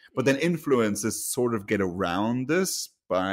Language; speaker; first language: English; non-native, fluent; Luxembourgish